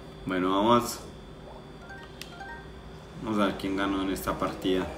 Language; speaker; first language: Spanish; native; Spanish